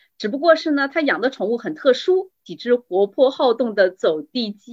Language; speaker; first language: Chinese; native; Chinese